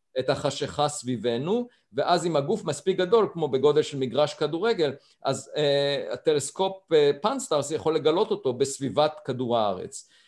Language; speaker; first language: Hebrew; native; Hebrew